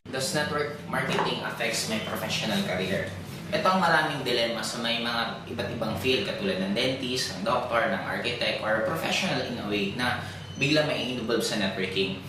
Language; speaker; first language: Filipino; non-native, local second language; Bikol